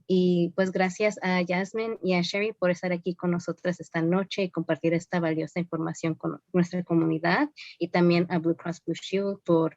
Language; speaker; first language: Spanish; early bilingual, heritage; Spanish